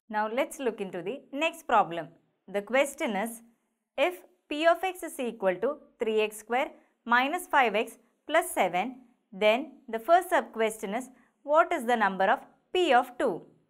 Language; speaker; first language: English; non-native, local second language; Malayalam